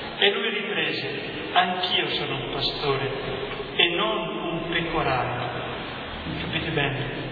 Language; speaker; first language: Italian; native; Italian